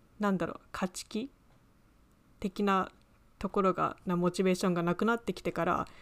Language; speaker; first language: Japanese; early bilingual, heritage; Japanese